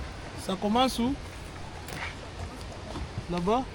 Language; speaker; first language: French; non-native, local second language; Swahili